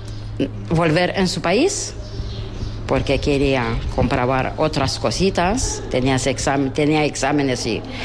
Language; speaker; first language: Spanish; non-native, learner; Romanian